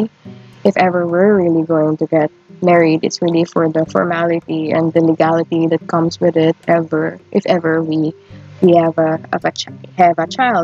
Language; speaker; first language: English; non-native, local second language; Filipino